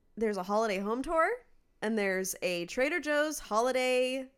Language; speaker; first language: English; native; English